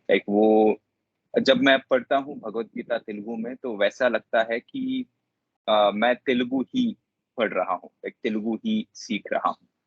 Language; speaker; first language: Hindi; non-native, local second language; Telugu